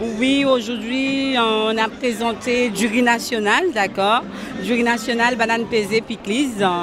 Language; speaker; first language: French; non-native, local second language; Haitian Creole